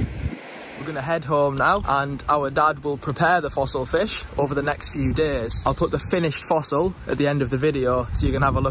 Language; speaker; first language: English; native; English